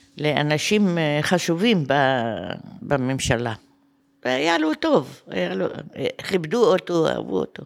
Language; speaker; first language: Hebrew; non-native, fluent; Arabic